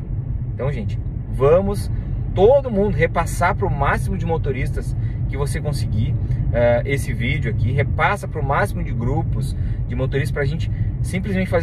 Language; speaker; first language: Portuguese; native; Portuguese